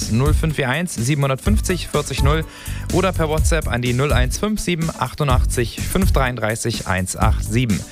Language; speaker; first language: German; native; German